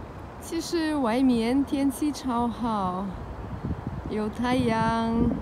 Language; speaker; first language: Chinese; non-native, fluent; Russian